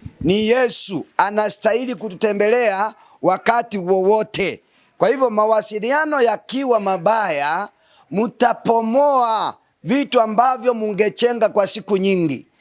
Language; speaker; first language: Swahili; non-native, local second language; Gusii